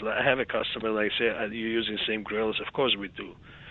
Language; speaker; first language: English; non-native, fluent; Serbian